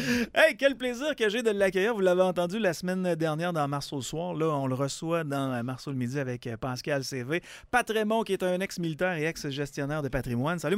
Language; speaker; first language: French; native; French